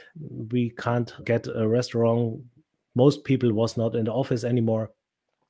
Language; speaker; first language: English; non-native, fluent; German